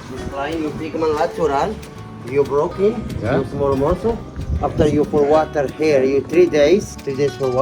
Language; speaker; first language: English; non-native, learner; Arabic